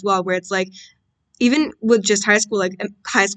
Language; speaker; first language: English; native; English